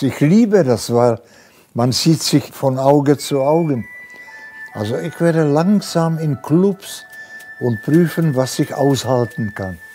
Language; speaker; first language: German; non-native, fluent; Czech